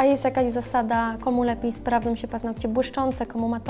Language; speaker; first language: Polish; native; Polish